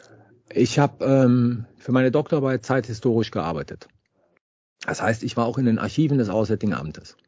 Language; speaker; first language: German; native; German